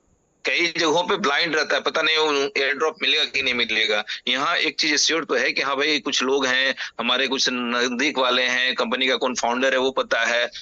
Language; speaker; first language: Hindi; native; Hindi